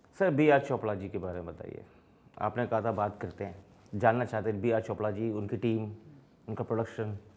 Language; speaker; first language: Hindi; native; Hindi